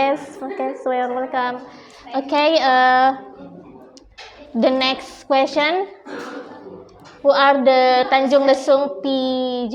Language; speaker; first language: English; non-native, learner; Indonesian